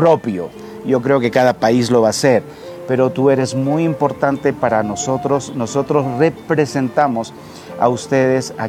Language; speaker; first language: English; non-native, learner; Spanish